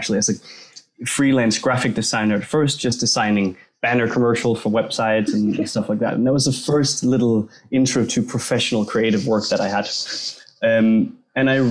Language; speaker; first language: English; non-native, fluent; Danish